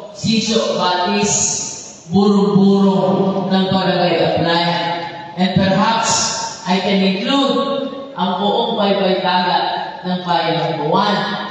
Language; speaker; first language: Filipino; native; Filipino